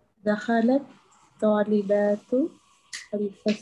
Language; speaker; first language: Arabic; non-native, learner; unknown